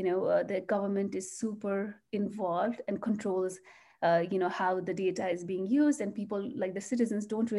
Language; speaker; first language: English; non-native, local second language; Nepali